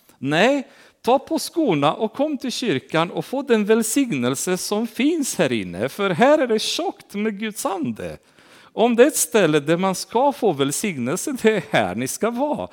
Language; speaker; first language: Swedish; non-native, fluent; Romanian